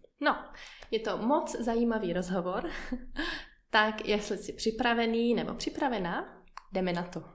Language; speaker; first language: Czech; native; Czech